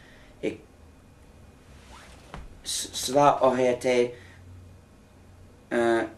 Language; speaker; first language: French; non-native, fluent; English